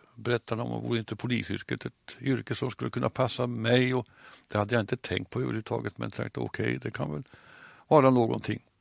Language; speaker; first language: Swedish; native; Swedish